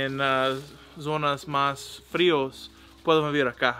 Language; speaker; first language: Spanish; non-native, learner; English